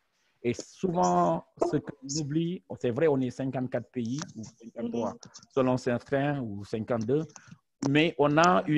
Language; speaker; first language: French; non-native, local second language; Wolof